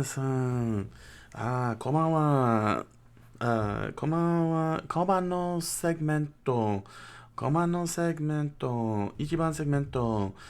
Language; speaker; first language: Japanese; non-native, learner; English